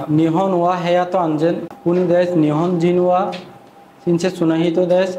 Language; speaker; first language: Japanese; non-native, learner; Bangla